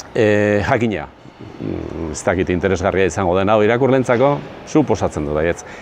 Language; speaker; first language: Basque; native; Basque